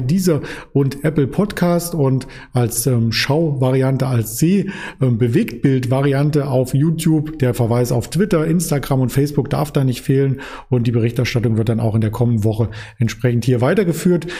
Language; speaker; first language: German; native; German